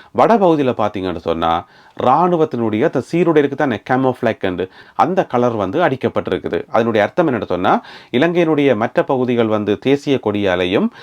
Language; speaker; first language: Tamil; native; Tamil